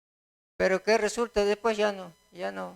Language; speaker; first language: Spanish; native; Spanish